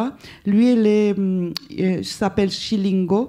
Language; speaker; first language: French; non-native, fluent; Spanish